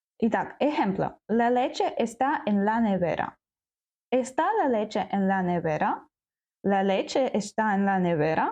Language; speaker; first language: Spanish; non-native, learner; Ukrainian